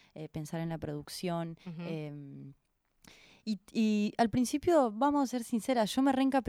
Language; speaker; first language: Spanish; native; Spanish